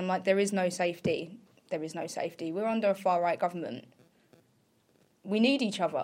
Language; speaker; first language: English; native; English